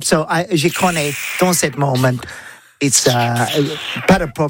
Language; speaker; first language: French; non-native, learner; English